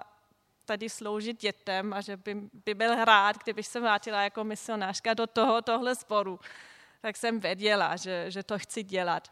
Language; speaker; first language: Czech; non-native, fluent; German